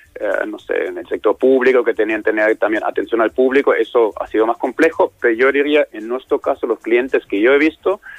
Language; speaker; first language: Spanish; non-native, fluent; German